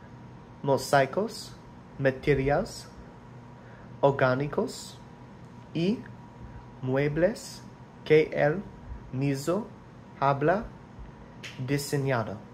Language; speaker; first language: Spanish; non-native, learner; English